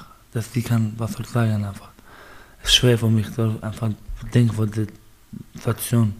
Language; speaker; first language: German; non-native, learner; Baluchi